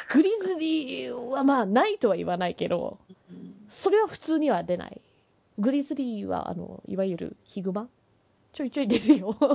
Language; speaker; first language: Japanese; early bilingual, heritage; Japanese